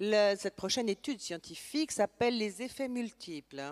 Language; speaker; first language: French; native; French